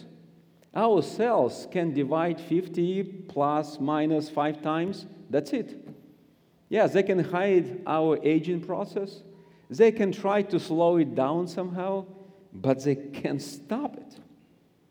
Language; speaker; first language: English; non-native, fluent; Russian